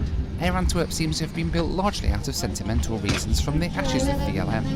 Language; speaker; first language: English; native; English